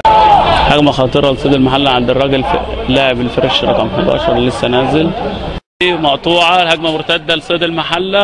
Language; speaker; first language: Arabic; native; Arabic